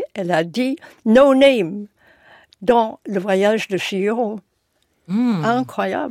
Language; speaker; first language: French; non-native, fluent; English